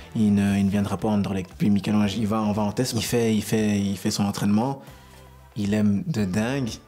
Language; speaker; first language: French; native; French